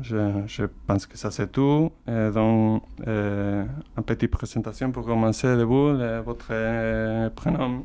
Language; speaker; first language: French; non-native, learner; Spanish